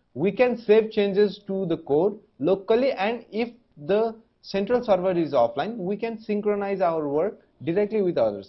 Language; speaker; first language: English; non-native, local second language; Nepali